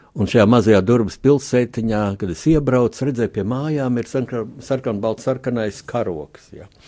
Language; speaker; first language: Latvian; native; Latvian